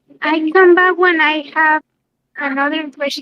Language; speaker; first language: English; non-native, learner; Spanish